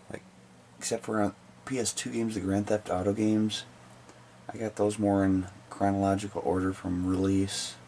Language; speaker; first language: English; native; English